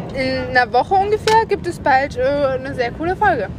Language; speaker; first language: German; native; German